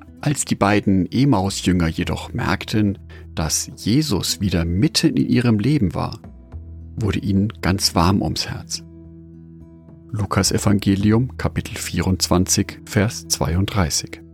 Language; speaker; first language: German; native; German